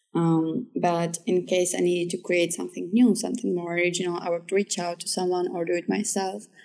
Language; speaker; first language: English; early bilingual, other home language; Czech